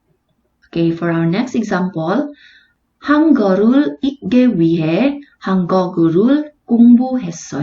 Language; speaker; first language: Korean; non-native, fluent; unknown